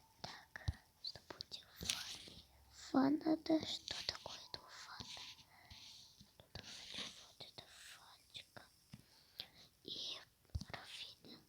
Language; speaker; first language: Russian; non-native, local second language; Kazakh